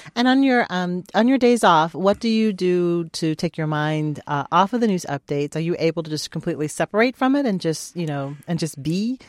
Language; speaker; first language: English; native; English